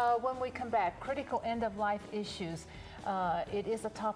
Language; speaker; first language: English; native; English